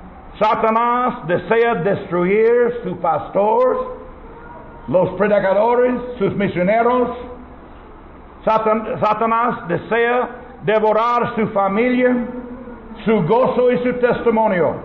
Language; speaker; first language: Spanish; non-native, learner; English